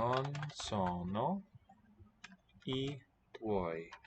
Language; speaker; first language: Italian; non-native, learner; English